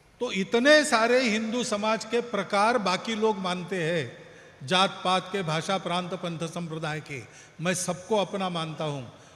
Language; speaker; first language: Hindi; non-native, local second language; Marathi